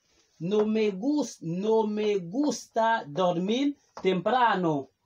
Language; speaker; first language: Spanish; non-native, fluent; Haitian Creole